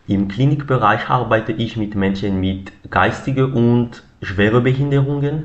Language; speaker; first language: German; non-native, learner; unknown